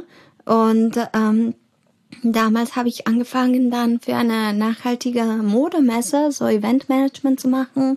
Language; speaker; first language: German; early bilingual, heritage; German